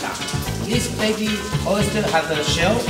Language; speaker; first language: English; non-native, learner; Chinese